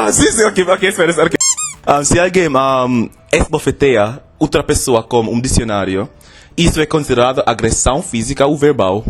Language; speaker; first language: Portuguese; non-native, learner; English